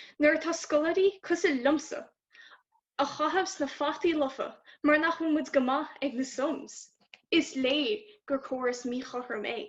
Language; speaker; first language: Irish; native; Irish